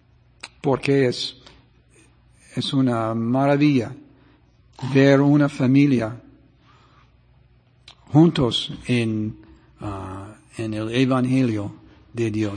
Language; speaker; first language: Spanish; non-native, fluent; English